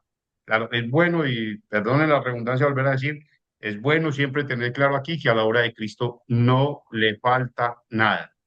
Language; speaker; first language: Spanish; native; Spanish